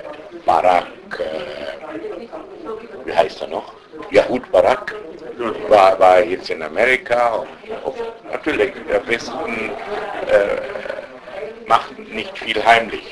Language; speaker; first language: German; non-native, fluent; Arabic